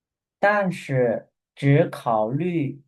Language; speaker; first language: Chinese; non-native, fluent; Khmer